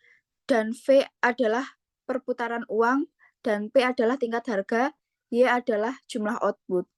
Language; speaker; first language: Indonesian; native; Indonesian